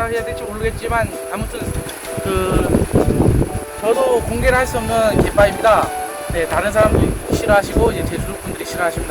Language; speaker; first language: Korean; native; Korean